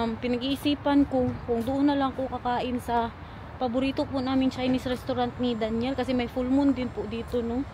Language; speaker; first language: Filipino; non-native, local second language; Cebuano